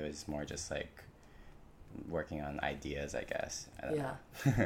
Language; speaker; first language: English; native; English